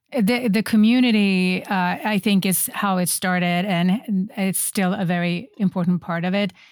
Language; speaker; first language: English; non-native, fluent; Swedish